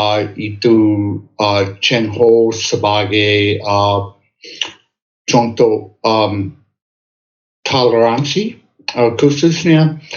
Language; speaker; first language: Indonesian; non-native, fluent; English